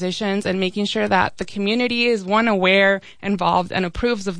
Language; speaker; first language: English; early bilingual, other home language; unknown